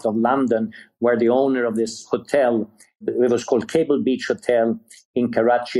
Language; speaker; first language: English; non-native, fluent; Swedish